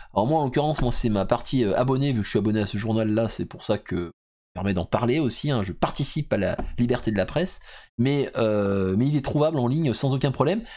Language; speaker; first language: French; native; French